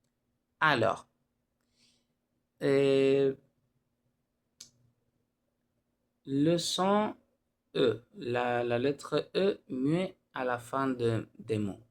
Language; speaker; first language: French; non-native, learner; Spanish